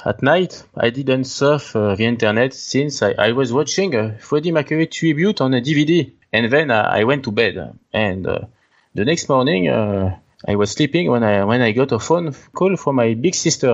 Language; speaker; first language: English; non-native, learner; French